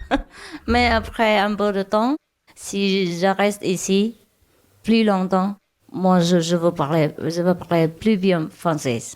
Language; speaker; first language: French; non-native, learner; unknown